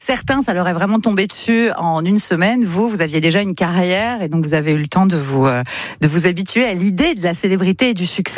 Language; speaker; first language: French; native; French